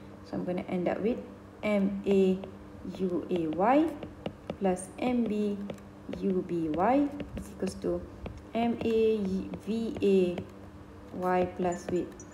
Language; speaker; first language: English; non-native, local second language; Malay